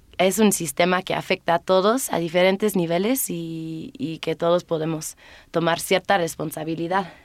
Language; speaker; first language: Spanish; non-native, fluent; English